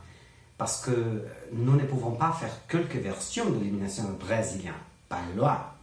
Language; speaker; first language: French; non-native, learner; Portuguese